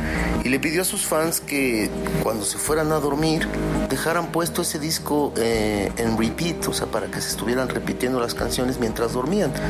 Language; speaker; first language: Spanish; native; Spanish